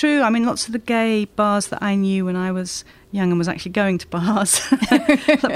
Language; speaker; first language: English; native; English